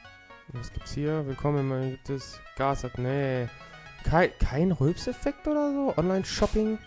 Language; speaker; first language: German; native; German